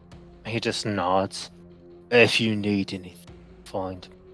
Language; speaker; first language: English; native; English